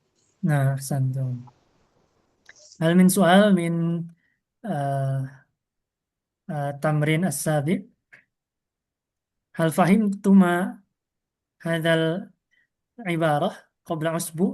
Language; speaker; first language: Arabic; non-native, fluent; Indonesian